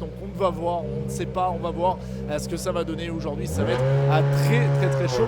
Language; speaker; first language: French; native; French